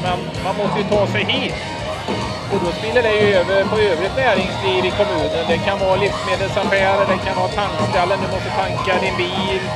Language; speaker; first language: Swedish; native; Swedish